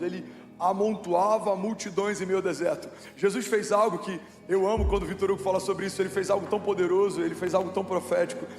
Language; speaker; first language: Portuguese; native; Portuguese